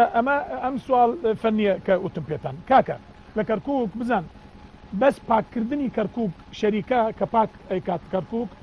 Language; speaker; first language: Central Kurdish; non-native, local second language; Turkish